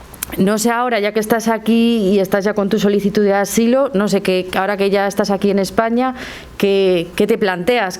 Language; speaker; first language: Spanish; native; Spanish